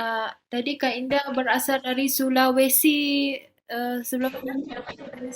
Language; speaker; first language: Malay; native; Malay